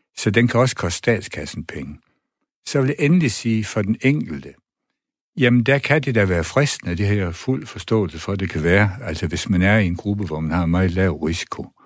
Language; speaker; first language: Danish; native; Danish